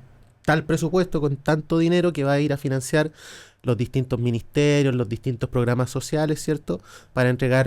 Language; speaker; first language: Spanish; native; Spanish